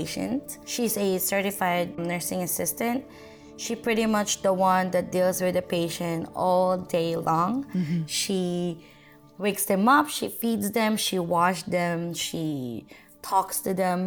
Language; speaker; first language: English; non-native, local second language; Filipino